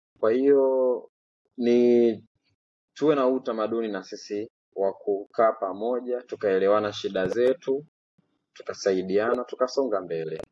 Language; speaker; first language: Swahili; native; Swahili